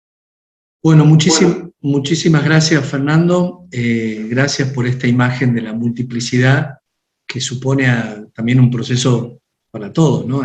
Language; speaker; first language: Spanish; native; Spanish